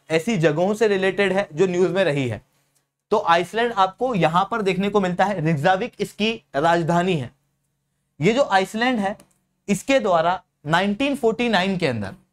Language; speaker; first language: Hindi; native; Hindi